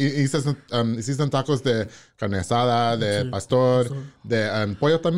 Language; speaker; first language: Spanish; early bilingual, heritage; English